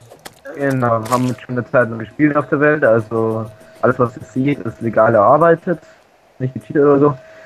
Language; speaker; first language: German; native; German